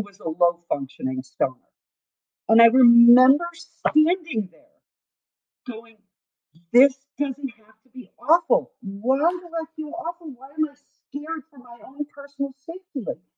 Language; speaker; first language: English; native; English